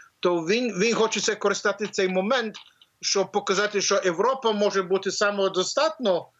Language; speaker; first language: Ukrainian; early bilingual, heritage; English